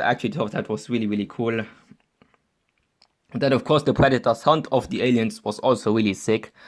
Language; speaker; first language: English; non-native, fluent; German